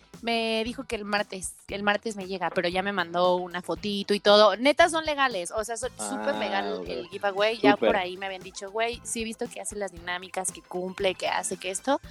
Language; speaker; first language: Spanish; native; Spanish